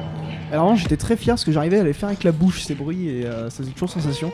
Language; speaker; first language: French; native; French